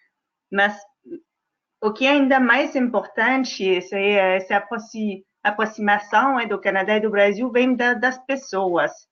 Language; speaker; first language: Portuguese; non-native, fluent; French